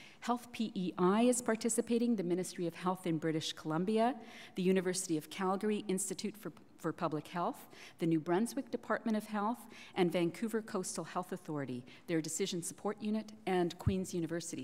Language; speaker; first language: English; native; English